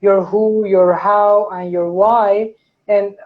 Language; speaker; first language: English; non-native, fluent; Persian